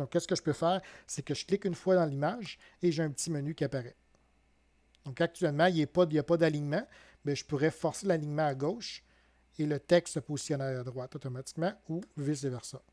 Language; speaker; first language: French; native; French